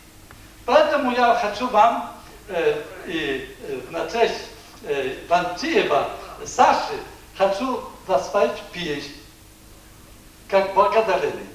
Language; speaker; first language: Russian; non-native, learner; Polish